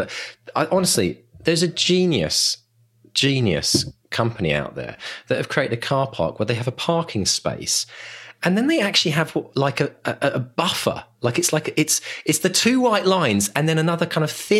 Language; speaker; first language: English; native; English